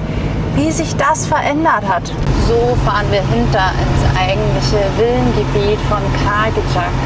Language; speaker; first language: German; native; German